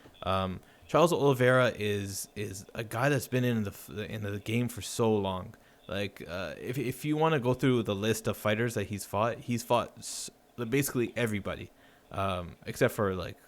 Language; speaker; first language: English; native; English